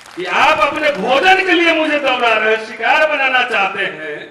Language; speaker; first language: Hindi; native; Hindi